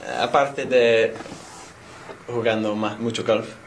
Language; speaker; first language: Spanish; non-native, learner; English